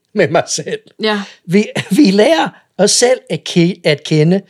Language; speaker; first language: Danish; non-native, fluent; English